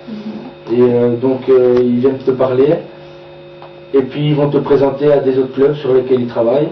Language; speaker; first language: French; native; French